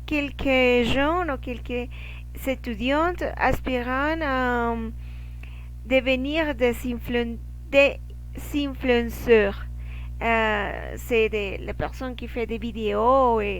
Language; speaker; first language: French; non-native, learner; Spanish